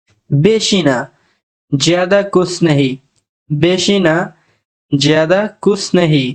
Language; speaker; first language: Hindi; non-native, fluent; Bangla